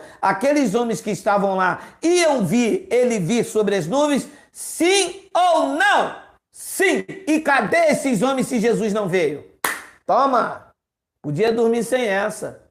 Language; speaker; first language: Portuguese; native; Portuguese